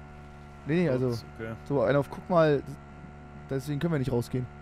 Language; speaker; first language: German; native; German